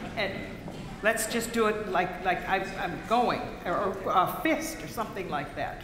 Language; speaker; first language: English; native; English